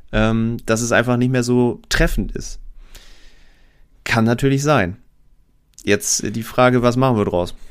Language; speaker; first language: German; native; German